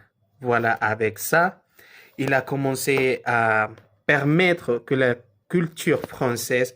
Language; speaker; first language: French; non-native, learner; Spanish